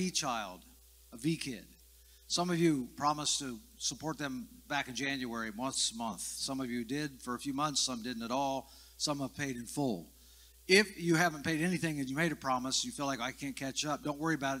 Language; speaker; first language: English; native; English